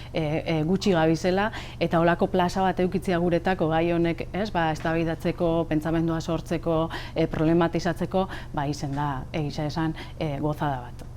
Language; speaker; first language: Basque; native; Basque